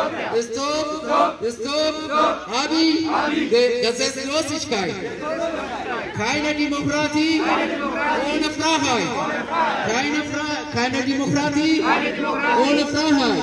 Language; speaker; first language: German; non-native, learner; Oromo